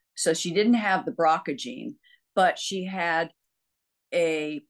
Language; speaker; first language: English; native; English